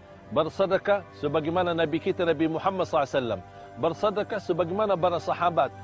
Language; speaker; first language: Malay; non-native, fluent; Arabic